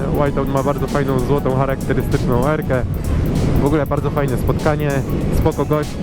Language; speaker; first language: Polish; native; Polish